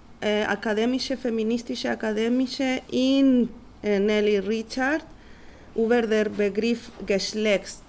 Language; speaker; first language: German; non-native, learner; Spanish